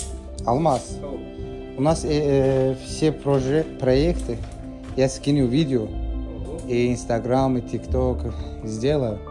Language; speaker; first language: Russian; non-native, learner; Azerbaijani